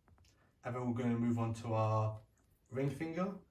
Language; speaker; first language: English; native; English